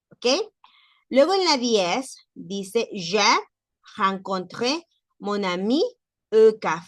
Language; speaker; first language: French; non-native, learner; Spanish